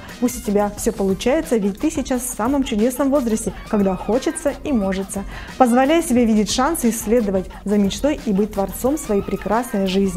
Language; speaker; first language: Russian; native; Russian